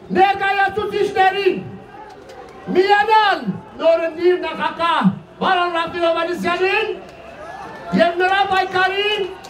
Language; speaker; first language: Armenian; early bilingual, heritage; Armenian